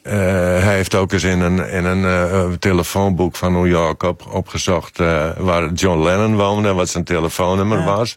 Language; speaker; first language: Dutch; native; Dutch